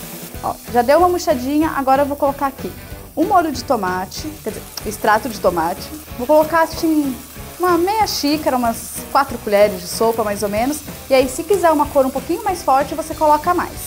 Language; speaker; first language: Portuguese; native; Portuguese